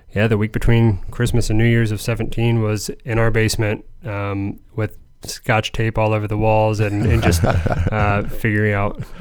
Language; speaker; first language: English; native; English